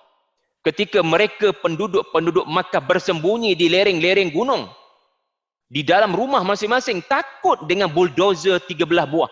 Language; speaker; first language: Malay; native; Malay